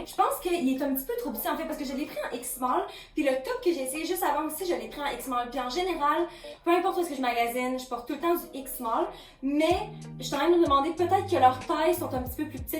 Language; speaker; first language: French; native; French